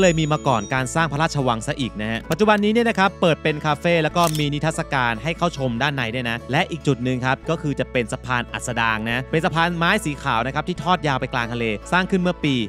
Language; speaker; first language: Thai; native; Thai